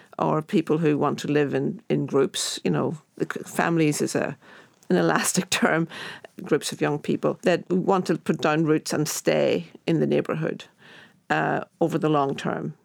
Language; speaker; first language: English; native; English